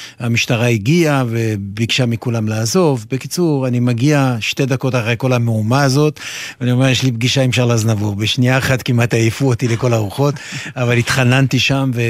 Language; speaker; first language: Hebrew; non-native, fluent; French